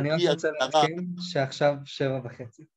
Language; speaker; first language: Hebrew; native; Hebrew